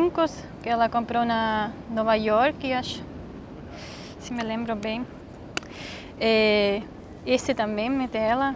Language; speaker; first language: Portuguese; non-native, fluent; Swiss German